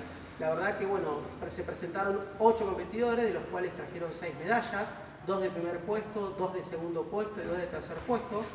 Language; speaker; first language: Spanish; native; Spanish